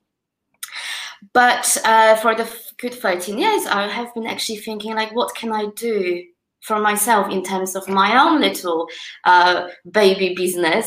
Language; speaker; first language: English; non-native, fluent; Polish